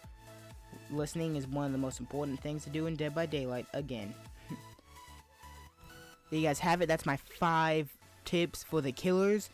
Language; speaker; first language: English; native; English